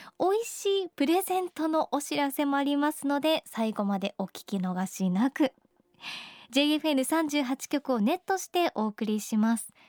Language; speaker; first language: Japanese; native; Japanese